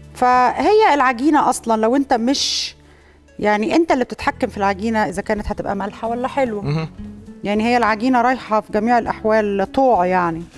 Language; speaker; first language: Arabic; native; Arabic